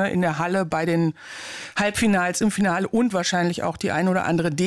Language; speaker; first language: German; native; German